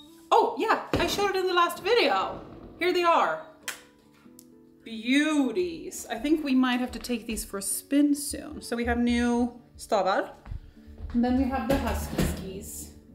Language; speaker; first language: English; non-native, fluent; Swedish